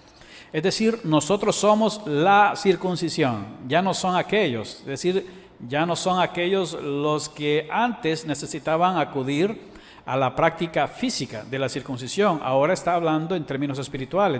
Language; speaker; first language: Spanish; native; Spanish